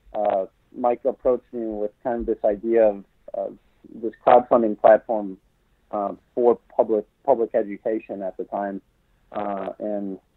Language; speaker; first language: English; native; English